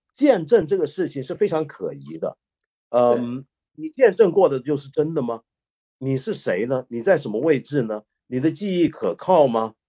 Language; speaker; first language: Chinese; non-native, local second language; Cantonese